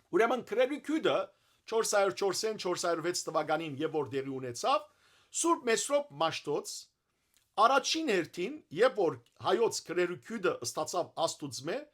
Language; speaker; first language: Armenian; native; Armenian